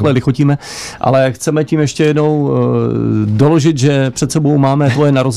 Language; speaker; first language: Czech; native; Czech